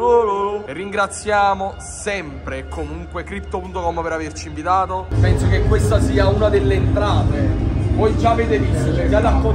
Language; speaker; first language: Italian; native; Italian